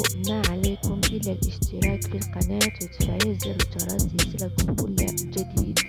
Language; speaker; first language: Arabic; native; Arabic